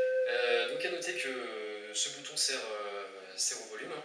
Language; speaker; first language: French; native; French